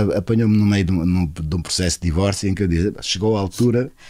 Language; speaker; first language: Portuguese; non-native, local second language; Kabuverdianu